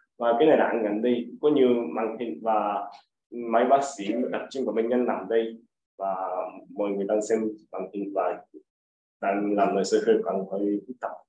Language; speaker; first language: Vietnamese; non-native, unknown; Japanese